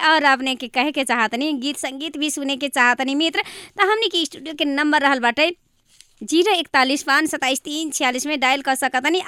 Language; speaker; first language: Bhojpuri; non-native, local second language; Maithili